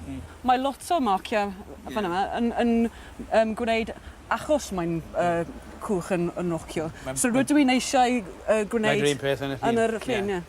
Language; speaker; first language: Welsh; non-native, local second language; English